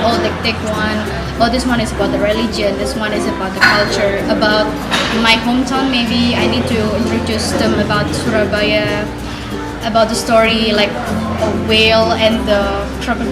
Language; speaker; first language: English; non-native, fluent; Indonesian